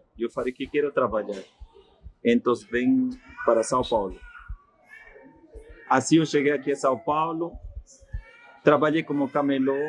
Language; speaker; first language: Portuguese; non-native, fluent; Spanish